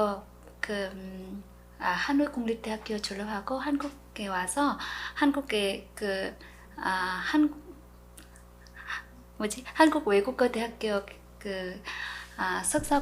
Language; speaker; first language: Korean; non-native, fluent; Vietnamese